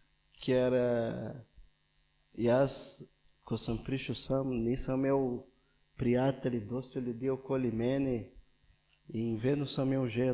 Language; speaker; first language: Slovenian; non-native, fluent; Portuguese